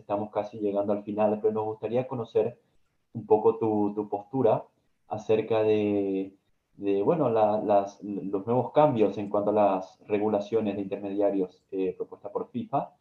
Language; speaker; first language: Spanish; native; Spanish